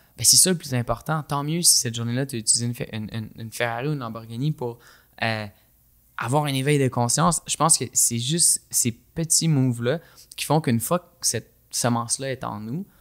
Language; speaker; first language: French; native; French